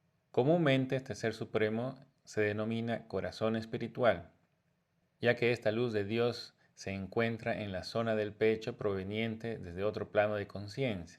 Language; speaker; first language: Spanish; native; Spanish